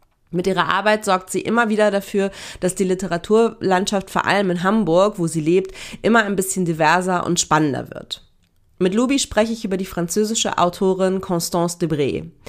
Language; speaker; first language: German; native; German